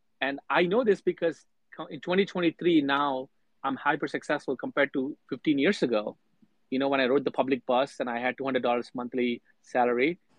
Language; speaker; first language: English; non-native, local second language; Telugu